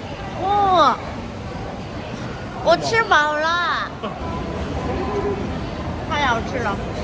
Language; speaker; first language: Chinese; non-native, learner; Korean